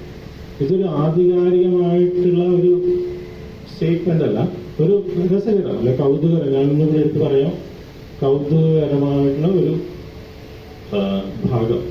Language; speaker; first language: Malayalam; native; Malayalam